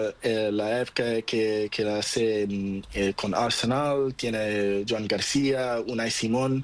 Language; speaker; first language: Spanish; non-native, learner; Portuguese